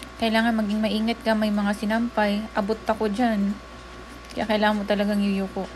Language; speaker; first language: Filipino; non-native, local second language; Iloko